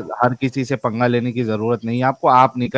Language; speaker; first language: Hindi; native; Hindi